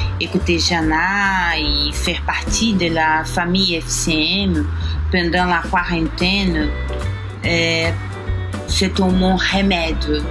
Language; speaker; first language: French; non-native, learner; Portuguese